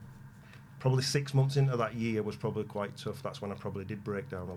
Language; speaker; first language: English; native; English